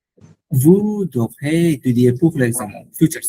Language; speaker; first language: French; non-native, learner; Bangla